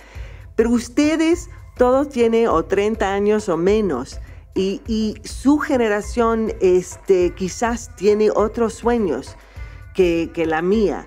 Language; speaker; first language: Spanish; non-native, fluent; English